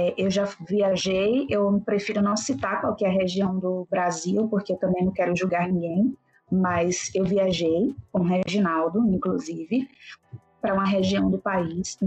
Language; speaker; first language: Portuguese; native; Portuguese